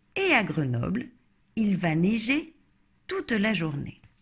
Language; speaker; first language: French; native; French